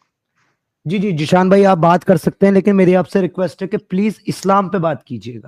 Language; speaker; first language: Hindi; native; Hindi